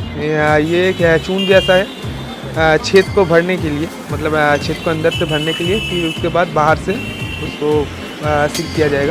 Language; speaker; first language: Hindi; non-native, local second language; Bangla